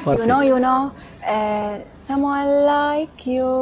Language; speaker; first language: English; non-native, learner; Arabic